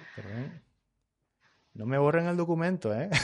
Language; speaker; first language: Spanish; native; Spanish